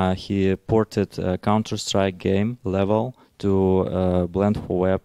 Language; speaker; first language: English; non-native, fluent; Russian